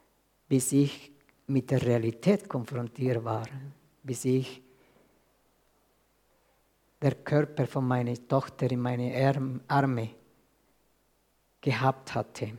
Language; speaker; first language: German; non-native, fluent; Spanish